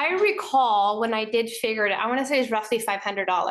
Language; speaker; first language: English; native; English